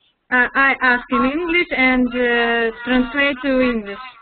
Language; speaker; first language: English; non-native, learner; Russian